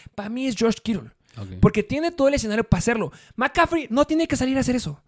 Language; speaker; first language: Spanish; native; Spanish